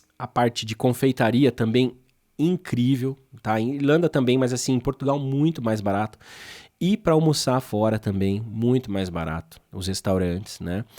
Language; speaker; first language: Portuguese; native; Portuguese